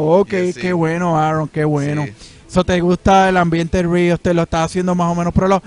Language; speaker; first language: Spanish; native; Spanish